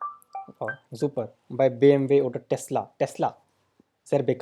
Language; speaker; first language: German; non-native, fluent; Hindi